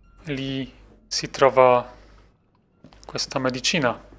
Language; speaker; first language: Italian; non-native, fluent; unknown